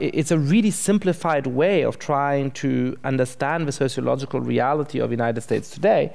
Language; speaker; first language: English; non-native, fluent; German